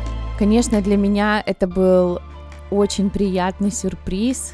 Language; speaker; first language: Russian; native; Russian